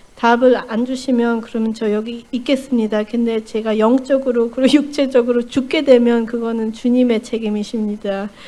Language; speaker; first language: Korean; non-native, fluent; German